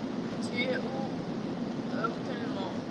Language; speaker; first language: French; non-native, learner; Russian